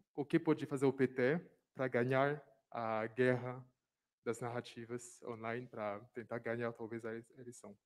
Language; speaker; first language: Portuguese; non-native, fluent; French